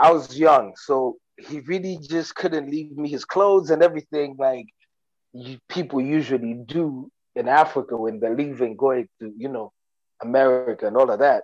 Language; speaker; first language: English; non-native, local second language; Nyanja